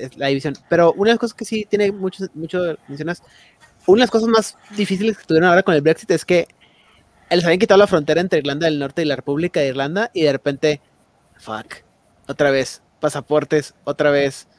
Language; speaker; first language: Spanish; native; Spanish